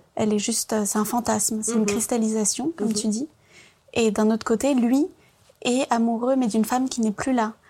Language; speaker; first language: French; early bilingual, other home language; Vietnamese